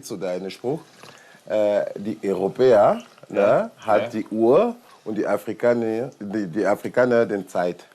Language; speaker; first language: German; non-native, learner; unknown